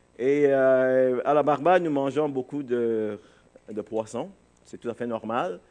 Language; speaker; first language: French; non-native, fluent; English